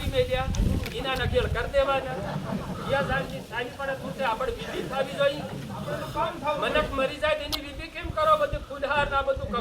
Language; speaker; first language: Gujarati; non-native, local second language; Bhili